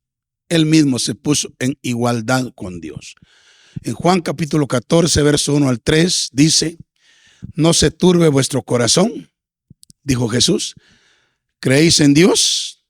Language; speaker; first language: Spanish; native; Spanish